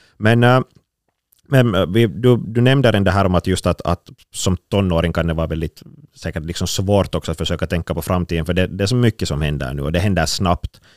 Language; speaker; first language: Swedish; native; Swedish